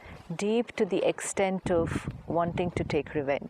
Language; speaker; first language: English; non-native, local second language; Hindi